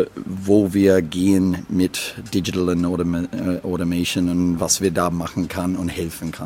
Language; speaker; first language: German; non-native, learner; English